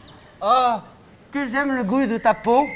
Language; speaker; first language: French; native; French